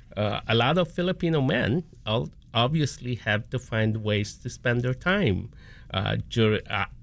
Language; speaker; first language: English; non-native, local second language; Filipino